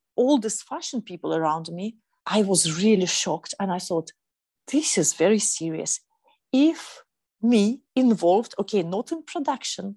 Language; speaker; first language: English; non-native, fluent; Russian